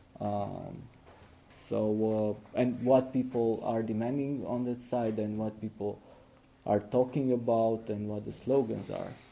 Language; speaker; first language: English; non-native, fluent; Romanian